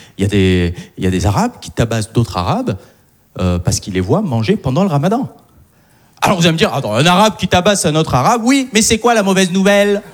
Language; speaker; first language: French; non-native, local second language; Arabic